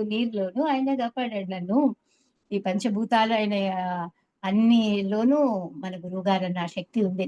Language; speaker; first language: Telugu; native; Telugu